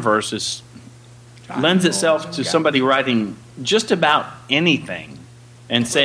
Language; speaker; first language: English; native; English